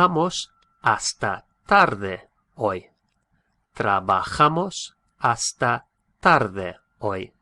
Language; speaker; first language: Spanish; non-native, fluent; English